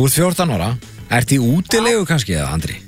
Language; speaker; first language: Icelandic; native; Icelandic